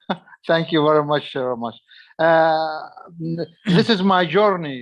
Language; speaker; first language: English; non-native, learner; Arabic